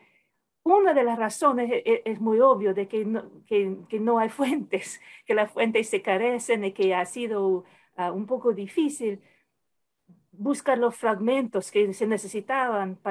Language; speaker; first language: Spanish; non-native, fluent; English